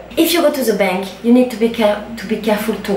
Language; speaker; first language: English; non-native, learner; French